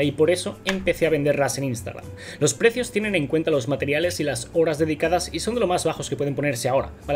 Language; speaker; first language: Spanish; native; Spanish